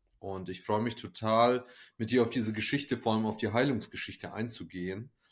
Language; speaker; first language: German; early bilingual, other home language; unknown